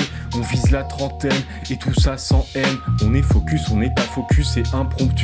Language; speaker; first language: French; native; French